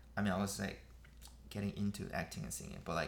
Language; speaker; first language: English; non-native, fluent; Korean